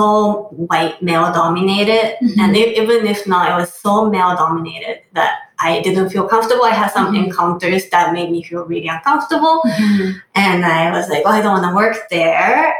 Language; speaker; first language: English; non-native, fluent; Japanese